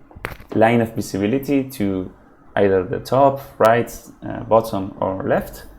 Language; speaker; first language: English; non-native, fluent; Spanish